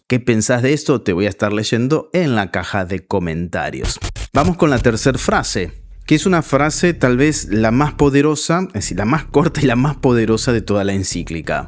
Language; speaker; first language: Spanish; native; Spanish